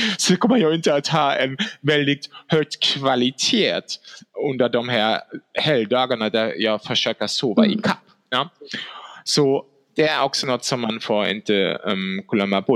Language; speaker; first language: Swedish; non-native, fluent; German